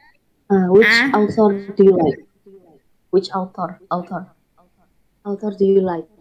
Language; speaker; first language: English; non-native, learner; Indonesian